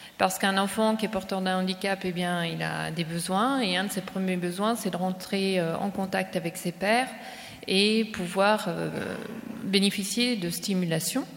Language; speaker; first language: French; native; French